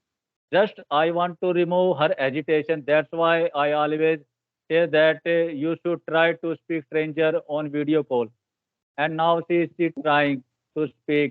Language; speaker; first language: English; non-native, learner; Hindi